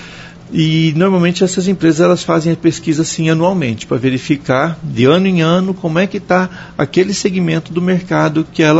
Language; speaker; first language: Portuguese; native; Portuguese